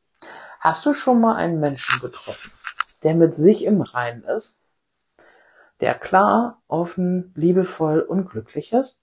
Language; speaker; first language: German; native; German